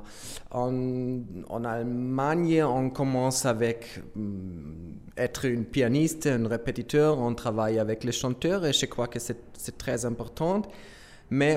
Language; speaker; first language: French; non-native, learner; German